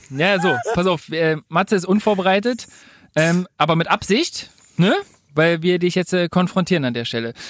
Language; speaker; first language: German; native; German